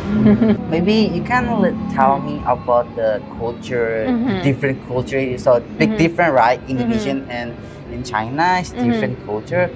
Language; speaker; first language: English; non-native, learner; Indonesian